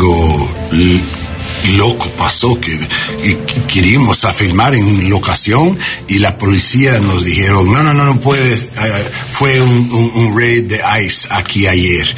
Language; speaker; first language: Spanish; non-native, learner; English